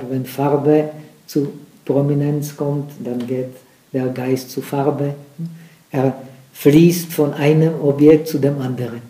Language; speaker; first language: German; non-native, fluent; Czech